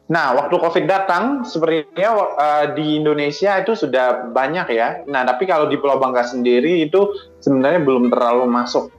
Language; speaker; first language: Indonesian; native; Indonesian